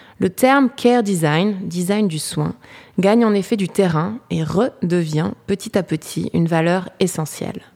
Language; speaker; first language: French; native; French